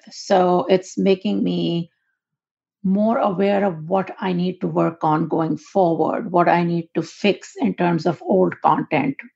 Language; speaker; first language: English; non-native, local second language; Urdu